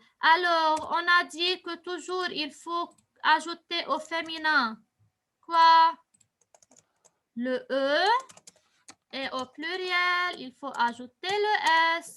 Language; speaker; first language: French; non-native, local second language; Arabic